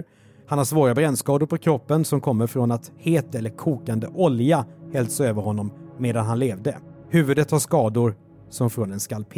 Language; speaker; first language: Swedish; native; Swedish